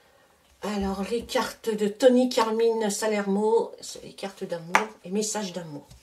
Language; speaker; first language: French; native; French